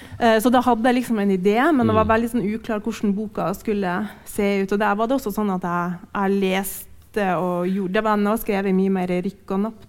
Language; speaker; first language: Norwegian; native; Norwegian